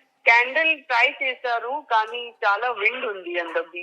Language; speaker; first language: Telugu; non-native, learner; Gujarati